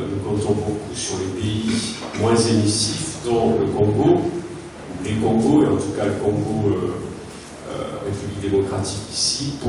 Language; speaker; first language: French; native; French